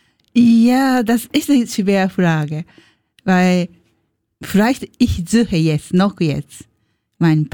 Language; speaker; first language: German; non-native, learner; Japanese